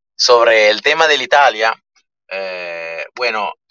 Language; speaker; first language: Spanish; early bilingual, other home language; Italian